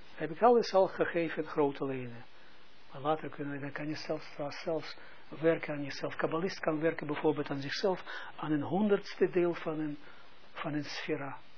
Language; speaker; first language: Dutch; non-native, fluent; Hebrew